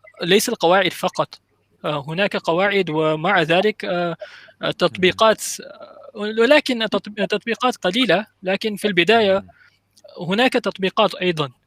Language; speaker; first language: Arabic; non-native, learner; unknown